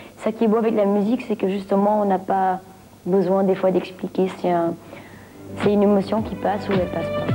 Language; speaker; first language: French; non-native, local second language; Dutch